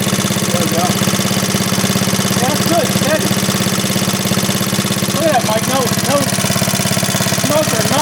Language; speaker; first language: English; native; English